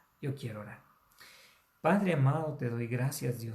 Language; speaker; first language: Spanish; native; Spanish